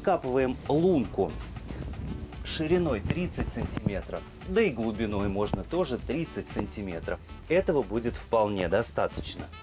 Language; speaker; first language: Russian; native; Russian